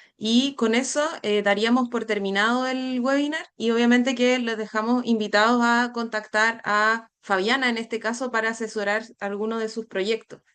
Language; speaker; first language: Spanish; native; Spanish